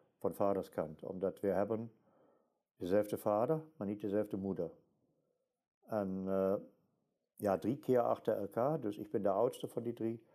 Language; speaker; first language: Dutch; non-native, fluent; German